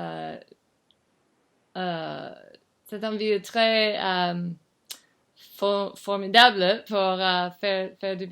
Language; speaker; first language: French; non-native, learner; English